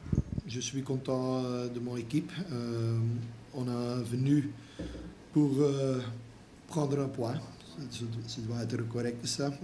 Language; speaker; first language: French; non-native, local second language; Dutch